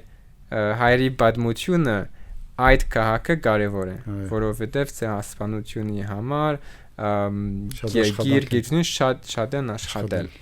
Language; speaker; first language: Armenian; non-native, learner; French